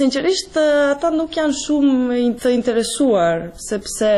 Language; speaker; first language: Albanian; non-native, fluent; Serbian